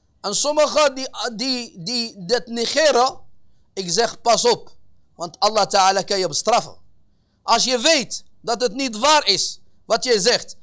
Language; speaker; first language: Dutch; early bilingual, other home language; Arabic